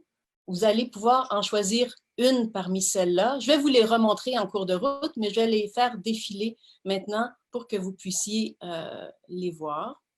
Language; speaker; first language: French; native; French